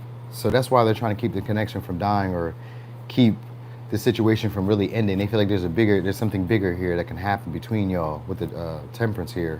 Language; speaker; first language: English; native; English